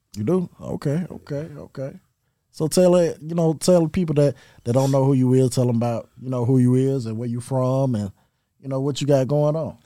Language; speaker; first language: English; native; English